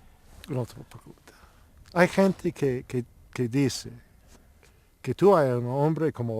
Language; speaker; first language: Spanish; non-native, learner; English